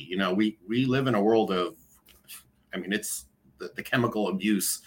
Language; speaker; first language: English; native; English